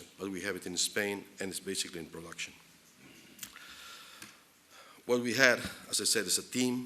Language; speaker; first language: English; non-native, fluent; Spanish